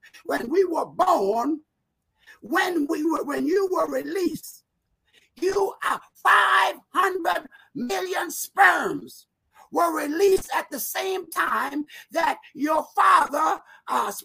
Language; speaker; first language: English; native; English